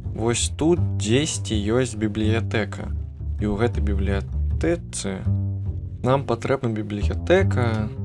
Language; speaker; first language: Belarusian; non-native, local second language; Russian